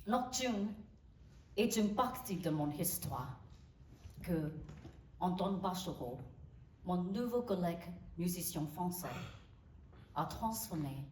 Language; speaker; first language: French; non-native, learner; Burmese